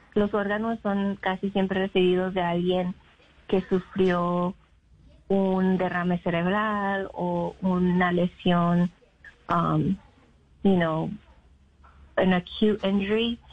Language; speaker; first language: Spanish; early bilingual, heritage; Spanish